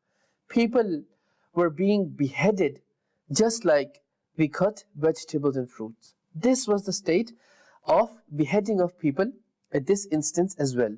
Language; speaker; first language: English; non-native, local second language; Urdu